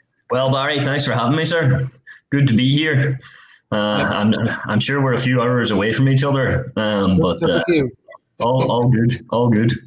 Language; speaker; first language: English; native; English